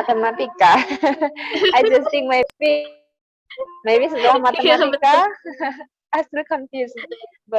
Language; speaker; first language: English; non-native, learner; Indonesian